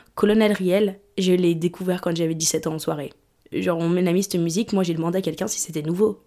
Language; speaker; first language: French; early bilingual, other home language; English